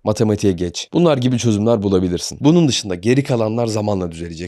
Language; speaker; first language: Turkish; native; Turkish